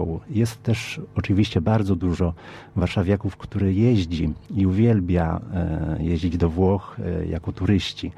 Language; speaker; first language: Polish; early bilingual, heritage; Polish